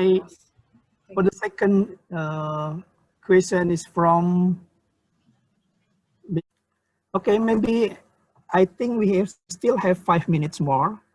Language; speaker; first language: English; non-native, learner; Indonesian